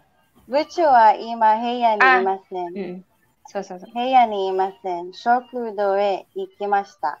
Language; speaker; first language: Japanese; non-native, learner; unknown